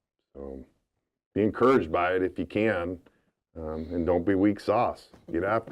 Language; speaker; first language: English; native; English